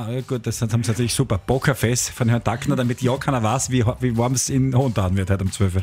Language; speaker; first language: German; native; German